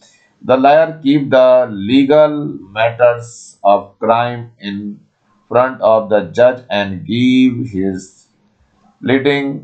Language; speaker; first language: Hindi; native; Hindi